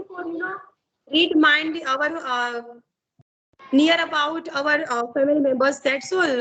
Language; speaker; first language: English; non-native, learner; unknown